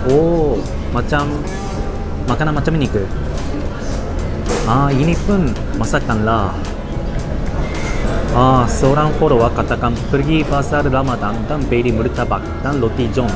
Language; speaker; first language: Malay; non-native, learner; Japanese